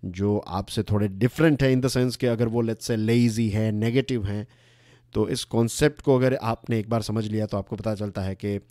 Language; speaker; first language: Hindi; non-native, local second language; Gujarati